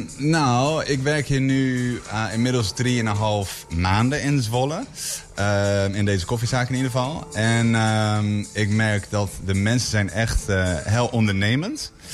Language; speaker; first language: Dutch; early bilingual, heritage; English